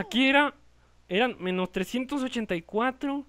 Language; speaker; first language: Spanish; native; Spanish